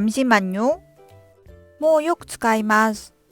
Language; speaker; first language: Japanese; non-native, fluent; Korean